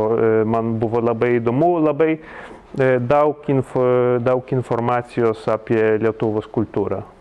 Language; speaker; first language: Lithuanian; non-native, learner; Polish